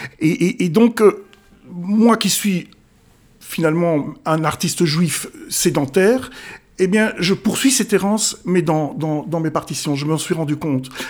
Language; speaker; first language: French; native; French